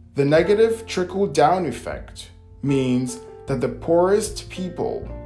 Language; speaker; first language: English; native; English